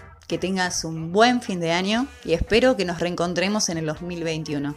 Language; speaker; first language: Spanish; native; Spanish